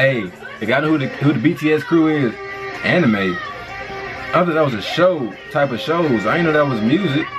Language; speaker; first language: English; native; English